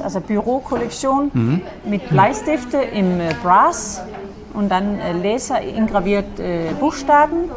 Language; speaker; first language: German; non-native, fluent; Danish